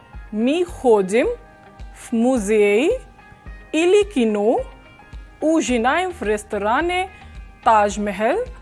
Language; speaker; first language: Russian; non-native, fluent; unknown